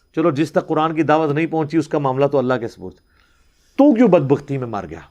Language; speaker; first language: Urdu; non-native, local second language; Punjabi